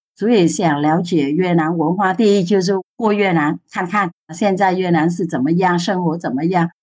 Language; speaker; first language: Chinese; non-native, fluent; Vietnamese